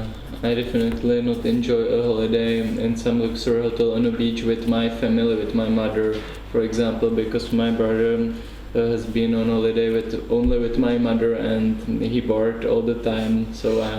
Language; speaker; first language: English; non-native, learner; Czech